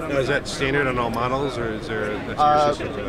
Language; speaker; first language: English; native; English